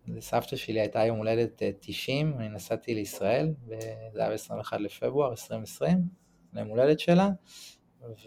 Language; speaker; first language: Hebrew; native; Hebrew